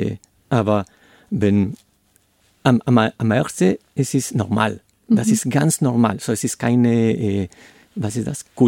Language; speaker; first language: German; non-native, learner; Spanish